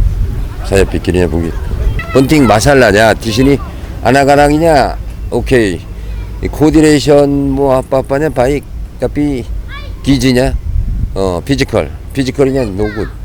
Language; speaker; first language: Indonesian; non-native, learner; Korean